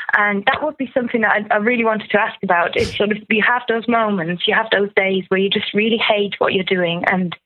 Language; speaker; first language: English; non-native, fluent; German